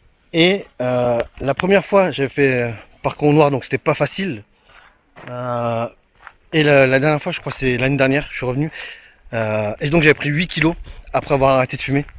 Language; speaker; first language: French; native; French